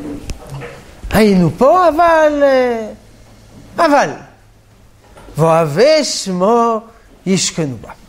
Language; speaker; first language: Hebrew; non-native, fluent; French